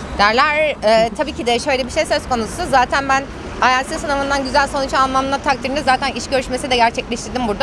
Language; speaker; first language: Turkish; native; Turkish